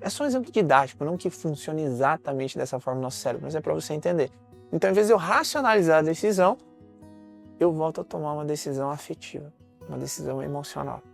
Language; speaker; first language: Portuguese; native; Portuguese